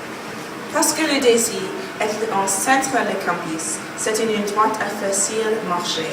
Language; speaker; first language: French; non-native, learner; English